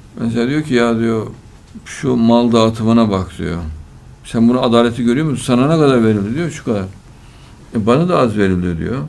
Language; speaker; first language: Turkish; native; Turkish